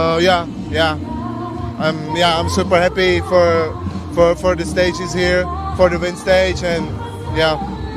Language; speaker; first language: English; non-native, learner; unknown